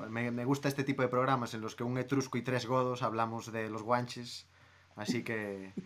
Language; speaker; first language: Spanish; native; Spanish